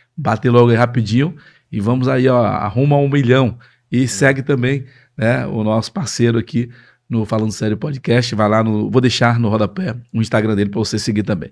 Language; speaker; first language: Portuguese; native; Portuguese